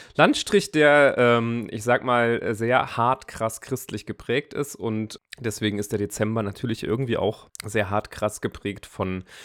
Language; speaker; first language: German; non-native, fluent; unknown